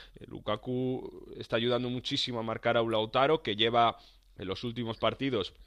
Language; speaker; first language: Spanish; native; Spanish